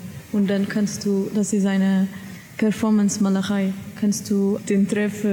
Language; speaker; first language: German; non-native, learner; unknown